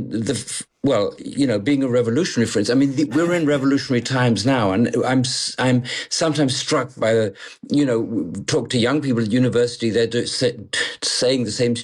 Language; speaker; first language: English; native; English